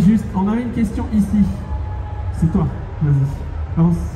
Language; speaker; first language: French; native; French